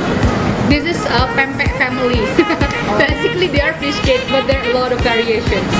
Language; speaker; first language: English; non-native, fluent; Indonesian